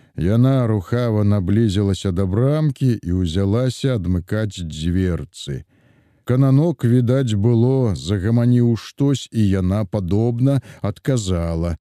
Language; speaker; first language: Belarusian; native; Belarusian